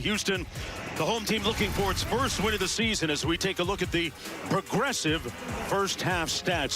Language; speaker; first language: English; native; English